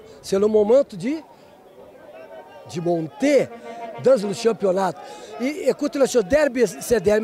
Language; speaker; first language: French; non-native, fluent; Portuguese